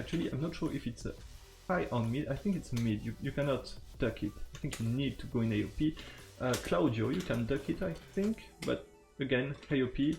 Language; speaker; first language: English; non-native, fluent; French